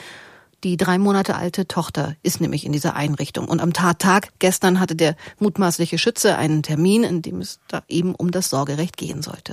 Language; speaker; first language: German; native; German